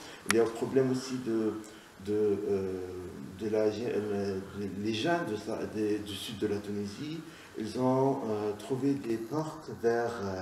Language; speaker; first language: French; non-native, local second language; Arabic